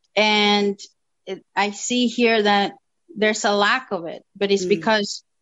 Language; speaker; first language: English; non-native, fluent; Spanish